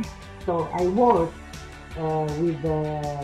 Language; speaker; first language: English; non-native, learner; Italian